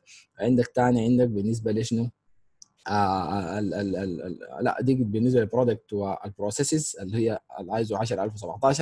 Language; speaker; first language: Arabic; native; Arabic